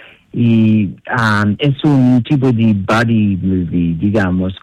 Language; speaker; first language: Spanish; non-native, learner; English